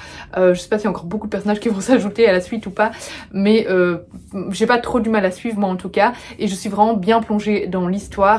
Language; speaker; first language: French; native; French